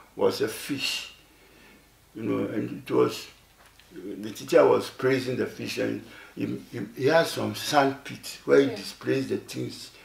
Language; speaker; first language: English; non-native, local second language; Ewe